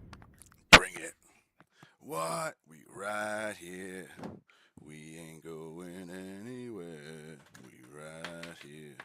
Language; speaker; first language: English; native; English